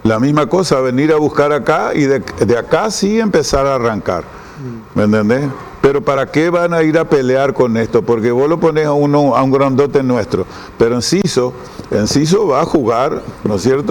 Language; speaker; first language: Spanish; native; Spanish